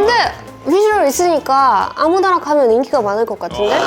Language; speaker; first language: Korean; non-native, fluent; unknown